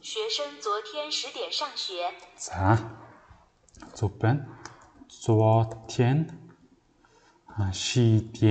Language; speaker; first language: Chinese; non-native, learner; Mongolian